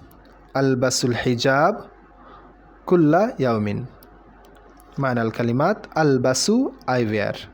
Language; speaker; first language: Arabic; non-native, fluent; Bangla